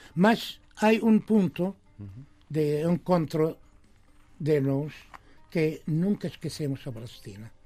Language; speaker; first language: Portuguese; non-native, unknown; Arabic